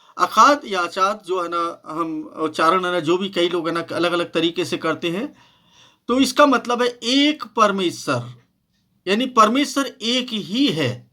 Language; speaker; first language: Hindi; native; Hindi